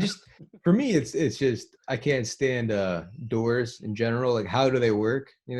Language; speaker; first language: English; native; English